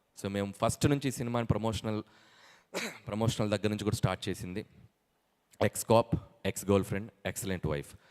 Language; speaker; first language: Telugu; native; Telugu